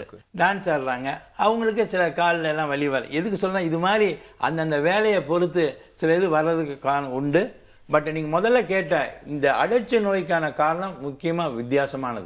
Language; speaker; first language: Tamil; native; Tamil